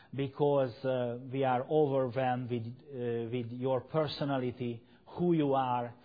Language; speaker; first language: English; non-native, fluent; Hungarian